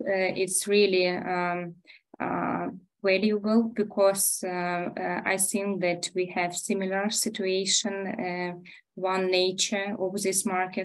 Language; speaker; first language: English; non-native, fluent; Ukrainian